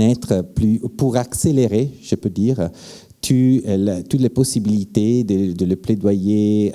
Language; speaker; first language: French; non-native, fluent; Italian